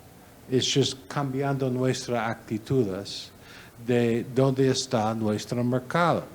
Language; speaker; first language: Spanish; non-native, learner; English